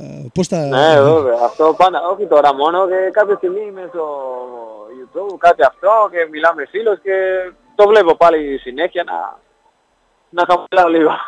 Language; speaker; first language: Greek; non-native, learner; Spanish